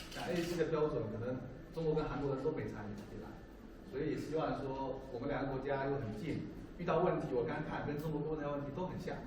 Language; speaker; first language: Chinese; native; Chinese